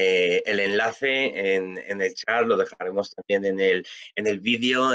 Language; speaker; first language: Spanish; native; Spanish